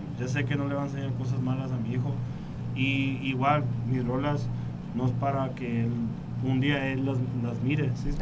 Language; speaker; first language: Spanish; early bilingual, heritage; Spanish